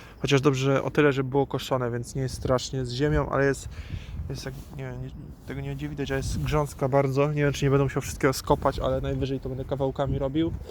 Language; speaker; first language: Polish; native; Polish